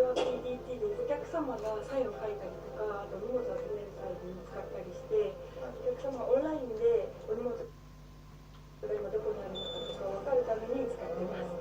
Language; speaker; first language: Japanese; native; Japanese